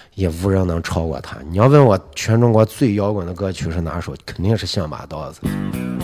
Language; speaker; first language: Chinese; native; Chinese